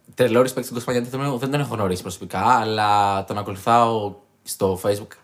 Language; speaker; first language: Greek; native; Greek